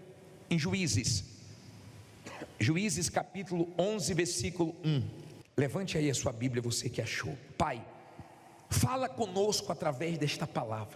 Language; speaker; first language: Portuguese; native; Portuguese